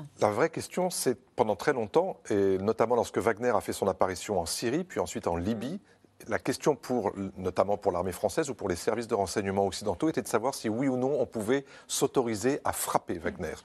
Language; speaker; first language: French; native; French